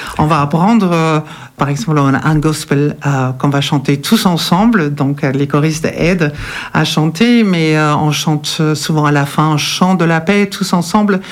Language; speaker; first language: French; non-native, fluent; German